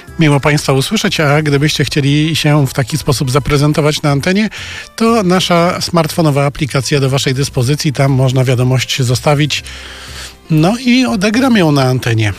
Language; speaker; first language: Polish; native; Polish